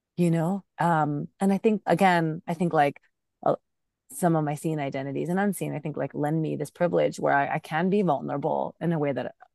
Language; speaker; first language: English; early bilingual, other home language; Urdu